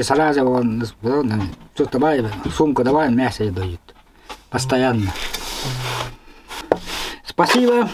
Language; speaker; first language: Russian; non-native, local second language; Yakut